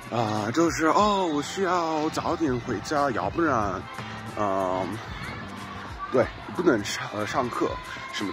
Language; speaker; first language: Chinese; non-native, fluent; English